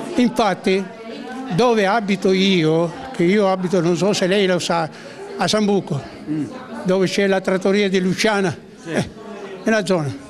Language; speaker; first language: Italian; native; Italian